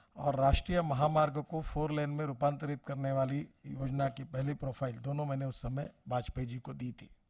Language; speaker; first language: Hindi; non-native, local second language; Marathi